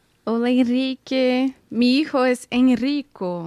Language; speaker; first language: Spanish; non-native, learner; Portuguese